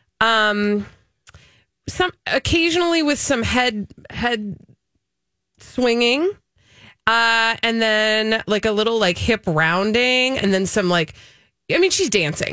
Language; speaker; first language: English; native; English